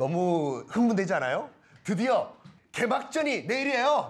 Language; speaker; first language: Korean; native; Korean